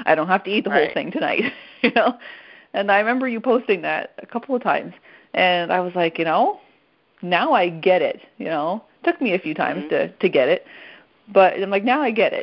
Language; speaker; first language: English; non-native, fluent; French